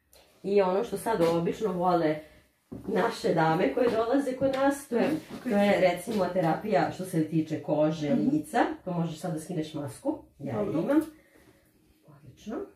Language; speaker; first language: Serbian; native; Serbian